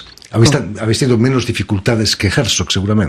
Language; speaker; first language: Spanish; native; Spanish